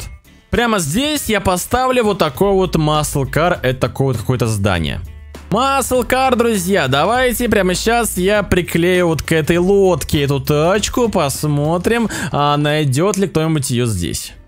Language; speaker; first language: Russian; native; Russian